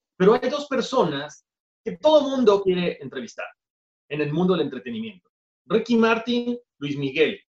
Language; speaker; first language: Spanish; native; Spanish